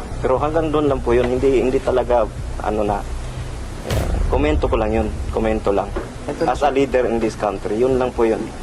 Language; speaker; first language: Filipino; non-native, local second language; Cebuano